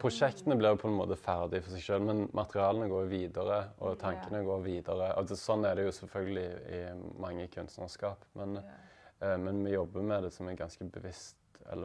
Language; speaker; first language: Norwegian; native; Norwegian